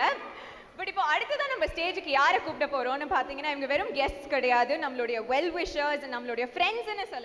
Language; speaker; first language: Tamil; native; Tamil